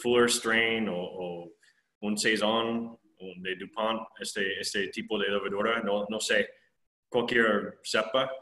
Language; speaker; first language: Spanish; non-native, fluent; English